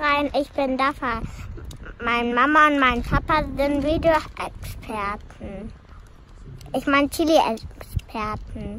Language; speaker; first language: German; early bilingual, other home language; Indonesian